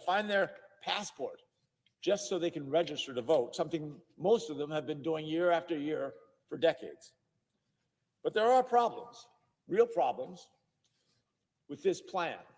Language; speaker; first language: English; native; English